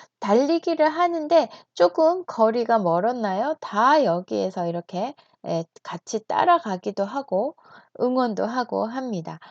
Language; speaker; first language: Korean; native; Korean